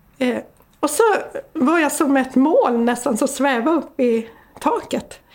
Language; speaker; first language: Swedish; native; Swedish